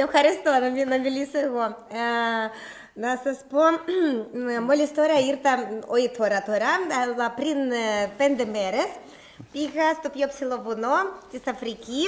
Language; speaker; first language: Greek; non-native, learner; Russian